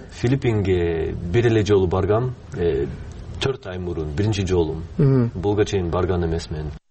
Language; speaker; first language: Kyrgyz; non-native, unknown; English